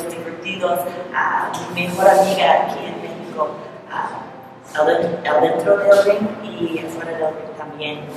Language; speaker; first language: Spanish; non-native, learner; English